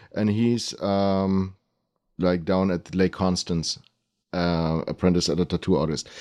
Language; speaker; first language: English; early bilingual, other home language; German